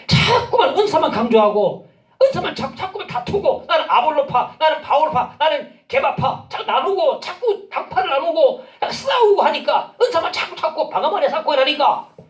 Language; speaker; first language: Korean; native; Korean